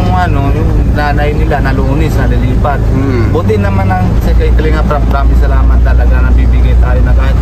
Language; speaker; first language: Filipino; non-native, learner; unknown